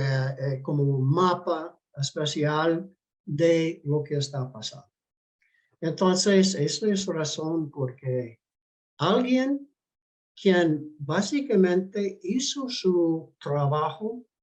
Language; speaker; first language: Spanish; non-native, fluent; English